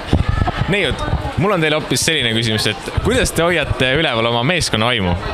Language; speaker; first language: Estonian; native; Estonian